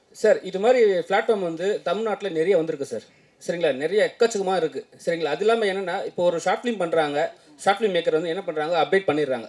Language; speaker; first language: Tamil; native; Tamil